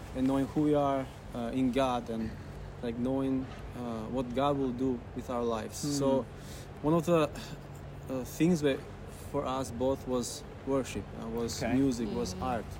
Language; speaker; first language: English; non-native, fluent; Albanian